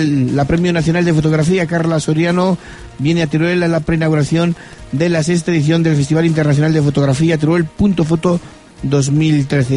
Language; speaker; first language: Spanish; native; Spanish